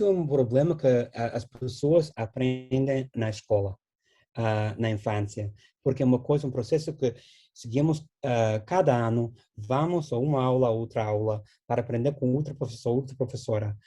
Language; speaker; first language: Portuguese; non-native, fluent; English